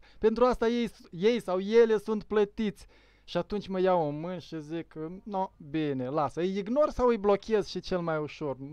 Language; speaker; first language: Romanian; native; Romanian